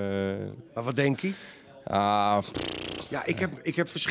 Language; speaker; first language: Dutch; native; Dutch